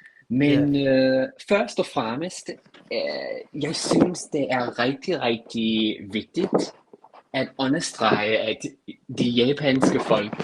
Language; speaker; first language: Danish; non-native, fluent; English